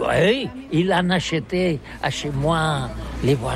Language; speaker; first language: French; non-native, learner; Catalan